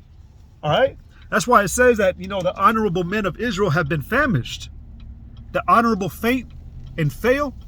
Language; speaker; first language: English; native; English